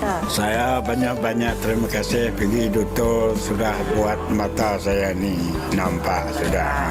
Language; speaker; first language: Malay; non-native, local second language; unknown